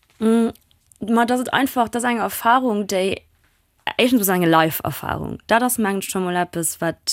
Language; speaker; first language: Luxembourgish; non-native, local second language; German